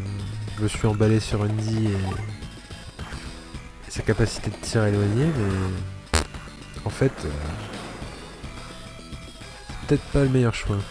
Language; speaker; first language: French; native; French